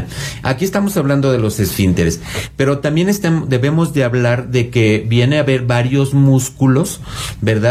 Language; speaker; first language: Spanish; native; Spanish